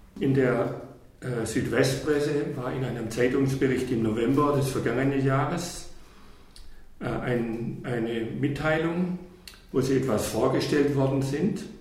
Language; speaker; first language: German; native; German